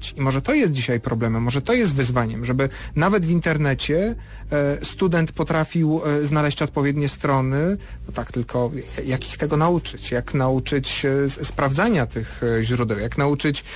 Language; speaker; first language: Polish; native; Polish